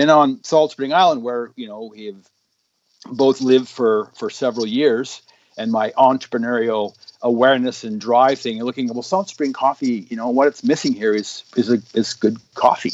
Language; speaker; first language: English; native; English